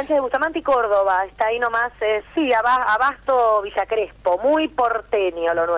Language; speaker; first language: Spanish; native; Spanish